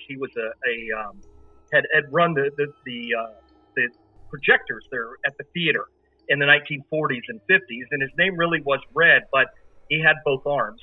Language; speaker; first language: English; native; English